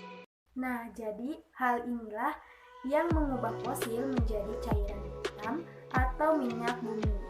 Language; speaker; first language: Indonesian; native; Indonesian